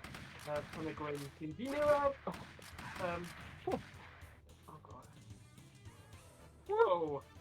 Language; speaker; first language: Welsh; native; Welsh